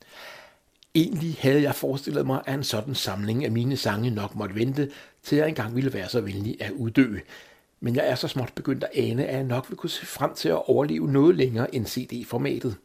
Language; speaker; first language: Danish; native; Danish